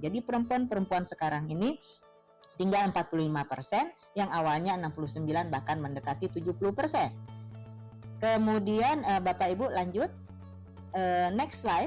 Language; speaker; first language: Indonesian; native; Indonesian